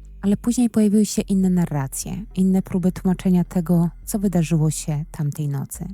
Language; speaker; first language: Polish; native; Polish